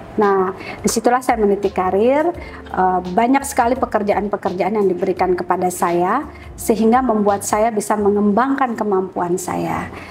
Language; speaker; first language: Indonesian; native; Indonesian